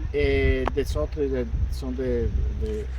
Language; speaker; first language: French; non-native, fluent; Spanish